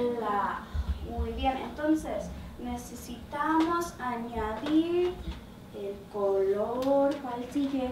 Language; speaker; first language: Spanish; early bilingual, heritage; Spanish